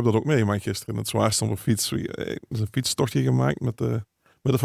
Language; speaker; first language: Dutch; native; Dutch